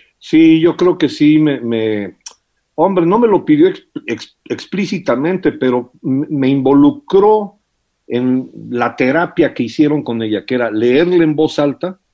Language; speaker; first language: Spanish; early bilingual, heritage; English